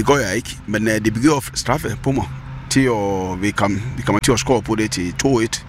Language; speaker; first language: Danish; non-native, fluent; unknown